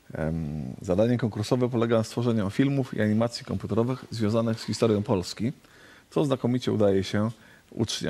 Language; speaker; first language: Polish; native; Polish